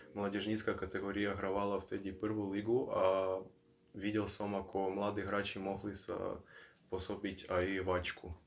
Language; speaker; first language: Slovak; non-native, fluent; Ukrainian